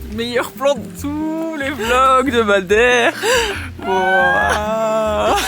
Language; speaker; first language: French; native; French